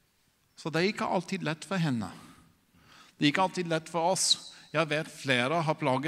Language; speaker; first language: Norwegian; non-native, fluent; English